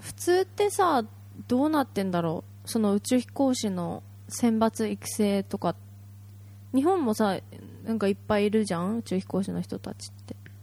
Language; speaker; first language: Japanese; native; Japanese